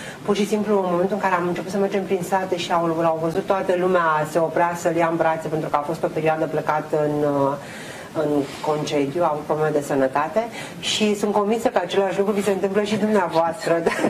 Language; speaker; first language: Romanian; native; Romanian